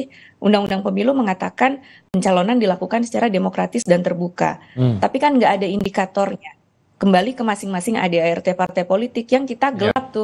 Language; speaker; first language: Indonesian; native; Indonesian